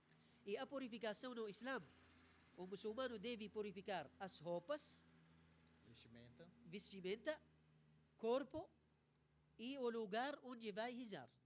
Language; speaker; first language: Portuguese; non-native, fluent; Arabic